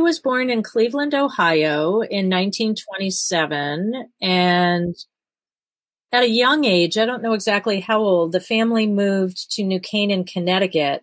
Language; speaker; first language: English; native; English